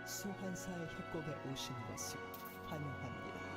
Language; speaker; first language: Korean; non-native, learner; English